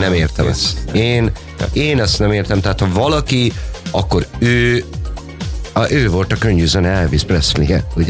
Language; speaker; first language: Hungarian; native; Hungarian